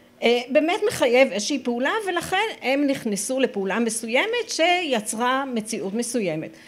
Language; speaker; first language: Hebrew; native; Hebrew